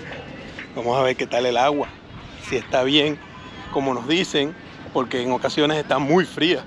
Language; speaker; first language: Spanish; native; Spanish